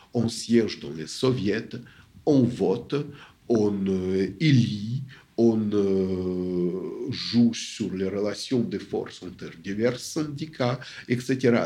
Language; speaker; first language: French; non-native, fluent; Russian